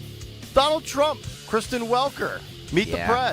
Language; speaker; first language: English; native; English